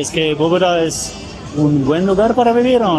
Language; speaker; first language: Spanish; non-native, learner; Polish